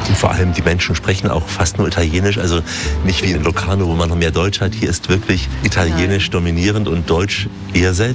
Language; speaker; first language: German; native; German